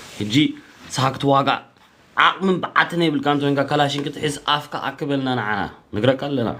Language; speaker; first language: Tigrinya; early bilingual, heritage; Tigrinya